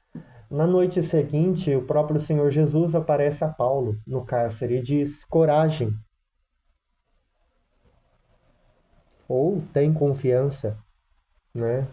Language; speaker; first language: Portuguese; native; Portuguese